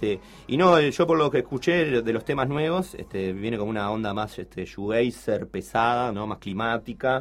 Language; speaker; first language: Spanish; native; Spanish